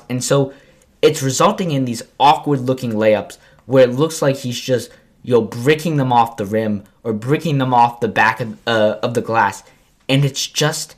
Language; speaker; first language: English; native; English